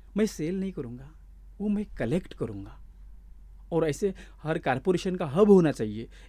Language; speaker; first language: Hindi; non-native, local second language; Marathi